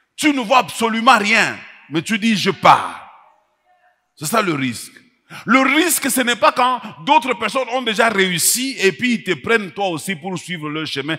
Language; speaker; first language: French; non-native, local second language; Swahili